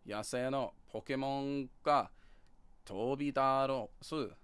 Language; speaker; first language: Japanese; non-native, learner; English